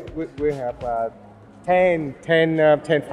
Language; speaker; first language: English; non-native, learner; Vietnamese